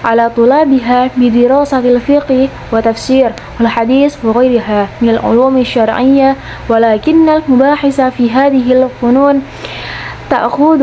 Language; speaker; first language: Arabic; non-native, learner; Indonesian